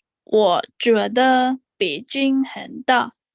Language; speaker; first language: Chinese; non-native, learner; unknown